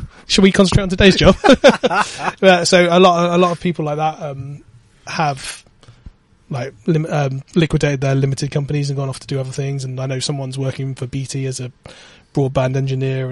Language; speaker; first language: English; native; English